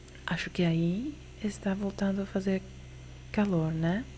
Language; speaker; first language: Portuguese; non-native, learner; Italian